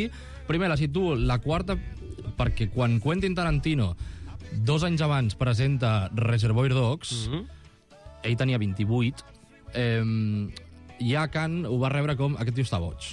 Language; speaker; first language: Catalan; native; Catalan